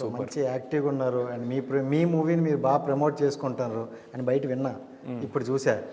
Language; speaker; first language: Telugu; native; Telugu